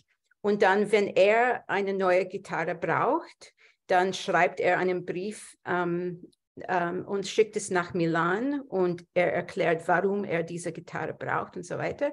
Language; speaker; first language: German; non-native, fluent; English